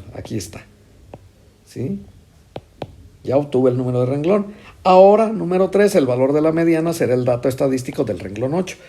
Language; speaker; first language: Spanish; native; Spanish